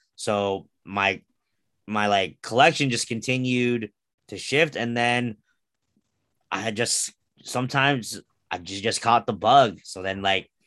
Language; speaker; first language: English; early bilingual, other home language; Filipino